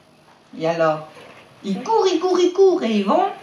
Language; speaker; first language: French; native; French